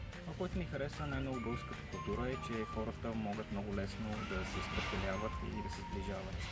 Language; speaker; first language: Bulgarian; early bilingual, other home language; Vietnamese